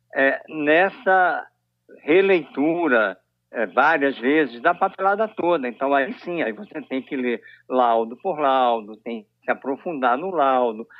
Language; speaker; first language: Portuguese; native; Portuguese